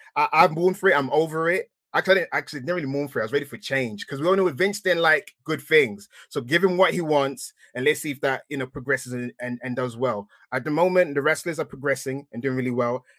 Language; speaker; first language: English; native; English